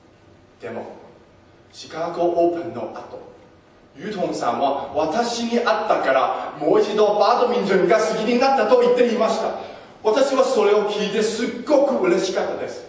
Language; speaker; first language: Japanese; non-native, learner; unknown